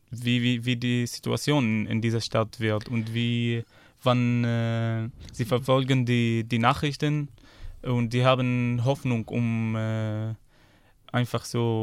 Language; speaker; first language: German; non-native, fluent; Arabic